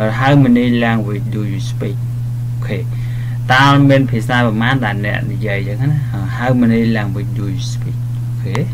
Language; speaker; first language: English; non-native, learner; Khmer